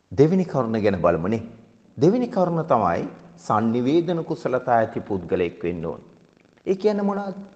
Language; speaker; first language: Sinhala; native; Sinhala